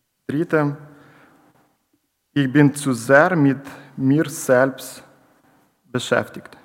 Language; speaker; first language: German; non-native, learner; Ukrainian